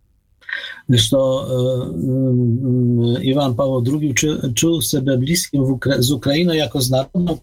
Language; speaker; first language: Polish; non-native, fluent; Ukrainian